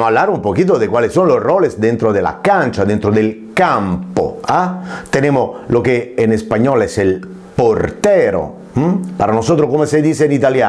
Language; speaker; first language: Spanish; non-native, fluent; Italian